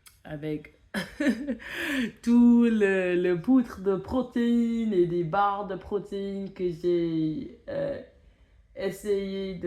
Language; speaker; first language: French; non-native, fluent; English